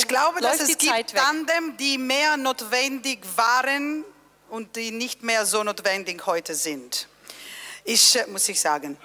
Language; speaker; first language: German; non-native, fluent; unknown